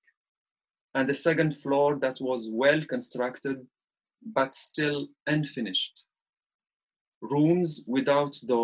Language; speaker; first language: English; non-native, fluent; Arabic